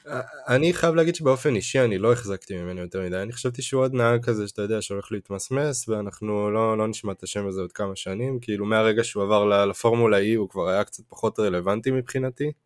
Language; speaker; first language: Hebrew; native; Hebrew